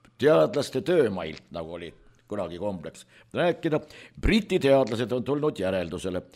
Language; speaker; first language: Estonian; native; Estonian